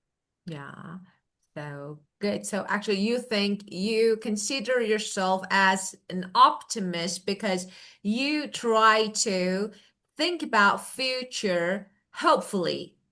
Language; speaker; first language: English; non-native, fluent; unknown